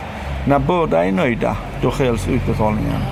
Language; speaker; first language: Swedish; non-native, fluent; Persian